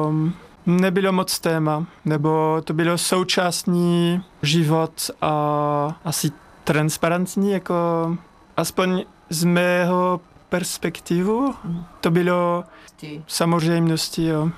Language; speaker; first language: Czech; non-native, fluent; French